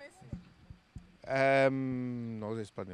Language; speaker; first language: Spanish; non-native, learner; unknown